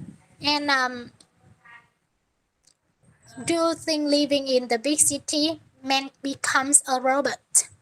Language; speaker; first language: English; non-native, learner; Vietnamese